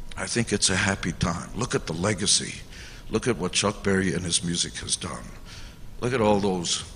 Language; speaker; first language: English; early bilingual, other home language; Hungarian